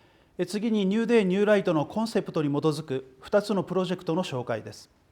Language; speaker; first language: Japanese; native; Japanese